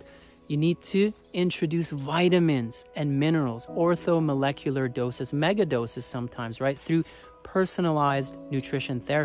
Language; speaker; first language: English; native; English